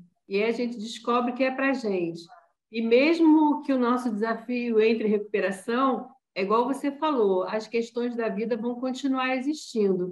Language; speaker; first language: Portuguese; native; Portuguese